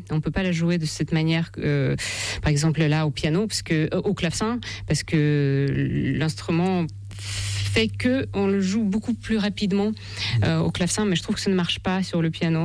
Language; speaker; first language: French; non-native, fluent; Russian